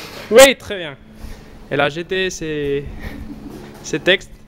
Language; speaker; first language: French; non-native, fluent; Spanish